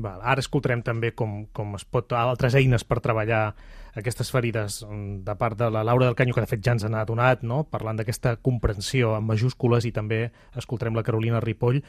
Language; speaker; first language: Catalan; native; Catalan